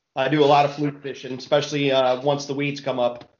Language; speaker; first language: English; native; English